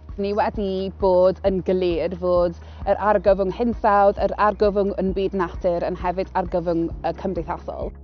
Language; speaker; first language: Welsh; non-native, local second language; English